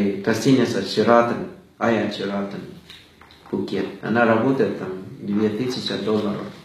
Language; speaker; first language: Russian; non-native, fluent; Thai